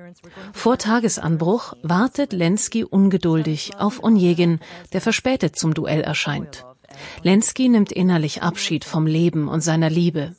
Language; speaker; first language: German; native; German